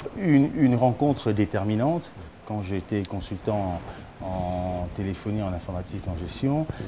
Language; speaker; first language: French; early bilingual, other home language; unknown